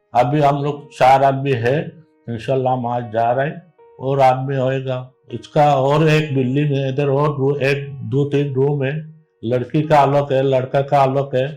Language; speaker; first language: Hindi; non-native, learner; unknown